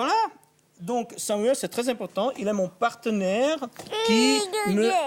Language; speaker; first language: French; non-native, fluent; Dutch